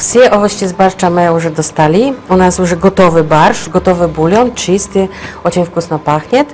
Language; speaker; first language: Russian; non-native, fluent; Polish